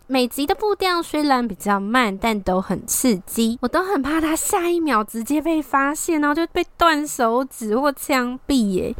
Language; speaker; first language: Chinese; native; Chinese